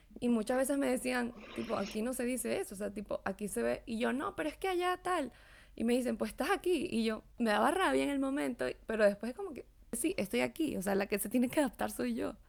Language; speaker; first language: Spanish; native; Spanish